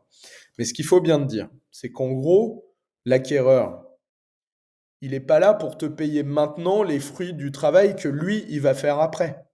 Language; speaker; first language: French; native; French